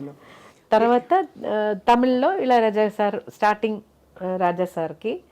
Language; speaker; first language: Telugu; non-native, local second language; Malayalam